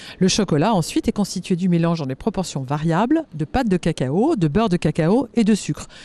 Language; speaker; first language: French; native; French